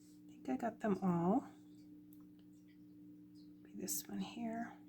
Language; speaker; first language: English; native; English